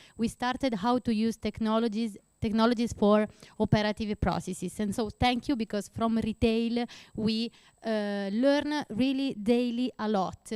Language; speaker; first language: English; non-native, fluent; Italian